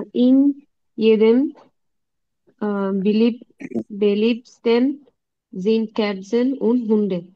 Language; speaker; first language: German; non-native, learner; Bangla